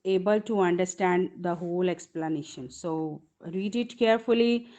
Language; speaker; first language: English; non-native, local second language; Punjabi